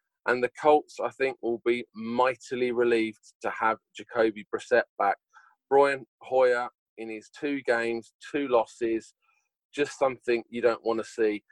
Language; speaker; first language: English; native; English